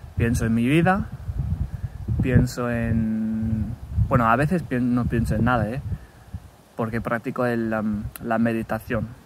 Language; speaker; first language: Spanish; non-native, fluent; English